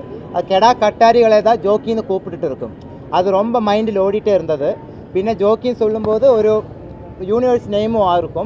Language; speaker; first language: Tamil; non-native, local second language; Malayalam